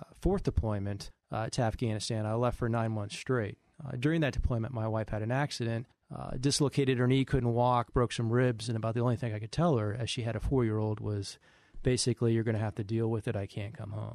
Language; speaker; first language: English; native; English